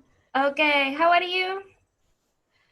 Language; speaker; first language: English; non-native, fluent; Spanish